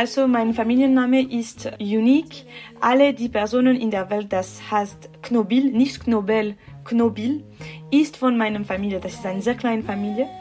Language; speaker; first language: German; non-native, learner; French